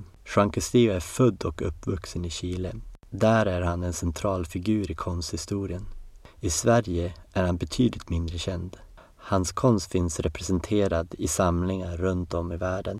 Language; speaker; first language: Swedish; native; Swedish